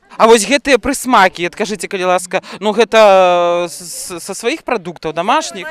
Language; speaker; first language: Belarusian; non-native, local second language; Russian